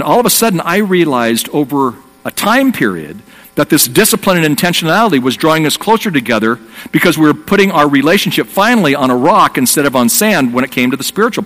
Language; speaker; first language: English; native; English